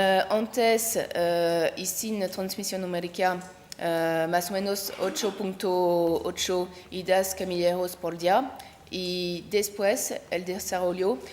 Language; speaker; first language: Spanish; non-native, learner; French